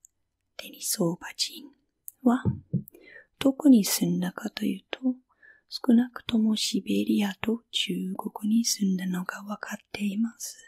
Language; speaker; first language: Japanese; non-native, fluent; English